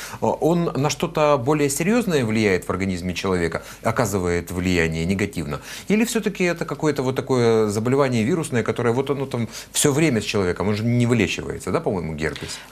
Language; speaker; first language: Russian; native; Russian